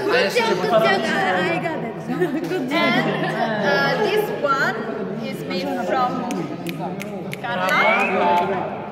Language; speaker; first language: English; non-native, fluent; Italian